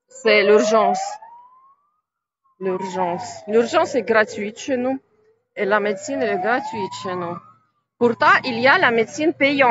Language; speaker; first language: French; non-native, fluent; Russian